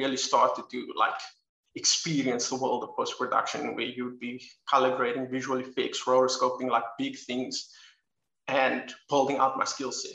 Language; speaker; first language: English; native; English